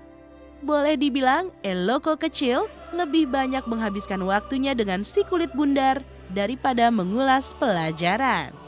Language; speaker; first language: Indonesian; native; Indonesian